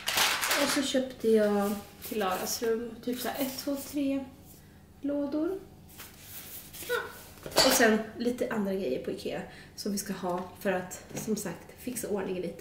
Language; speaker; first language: Swedish; native; Swedish